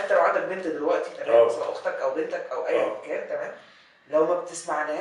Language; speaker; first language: Arabic; native; Arabic